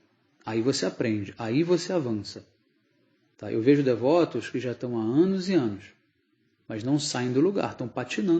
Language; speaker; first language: Portuguese; native; Portuguese